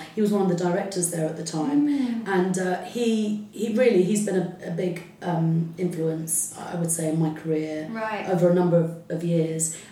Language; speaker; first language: English; early bilingual, other home language; Arabic